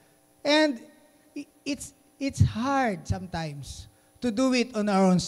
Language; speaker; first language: English; non-native, local second language; Filipino